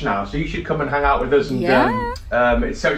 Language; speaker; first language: English; native; English